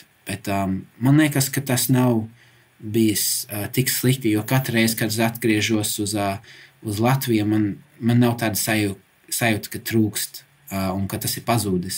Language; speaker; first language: Latvian; early bilingual, heritage; English